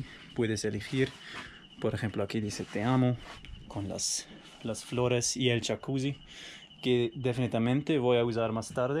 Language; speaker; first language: Spanish; non-native, fluent; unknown